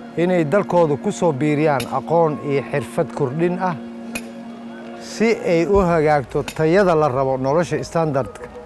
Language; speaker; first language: Somali; non-native, local second language; Maay